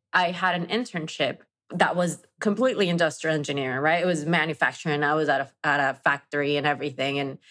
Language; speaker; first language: English; non-native, fluent; Spanish